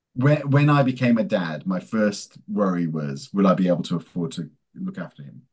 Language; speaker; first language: English; native; English